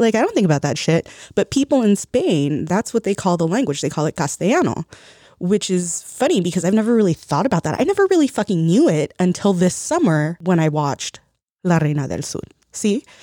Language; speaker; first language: English; early bilingual, other home language; Spanish